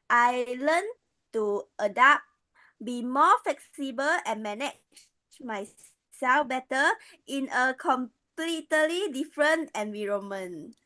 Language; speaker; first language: English; non-native, learner; Malay